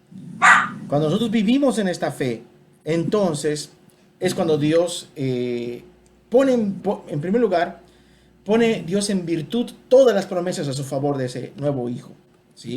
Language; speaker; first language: Spanish; native; Spanish